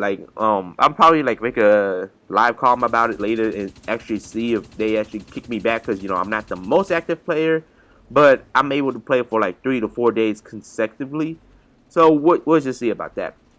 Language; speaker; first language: English; native; English